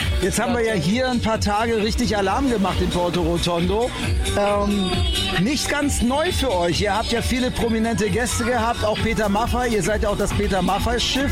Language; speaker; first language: German; native; German